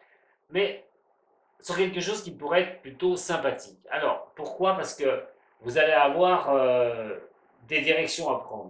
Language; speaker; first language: French; native; French